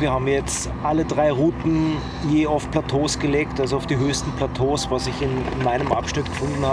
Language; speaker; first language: German; native; German